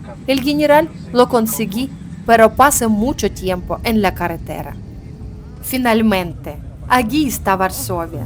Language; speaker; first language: Spanish; non-native, learner; Ukrainian